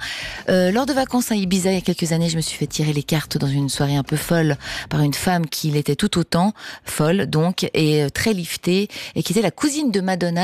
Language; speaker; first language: French; native; French